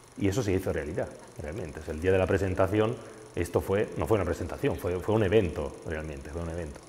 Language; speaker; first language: Spanish; non-native, fluent; Italian